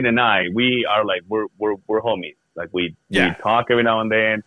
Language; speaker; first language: English; non-native, fluent; Spanish